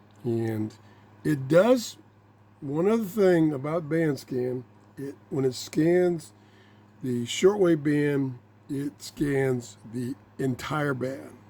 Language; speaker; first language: English; native; English